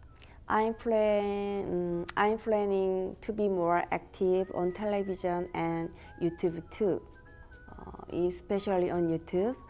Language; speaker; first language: English; non-native, learner; Korean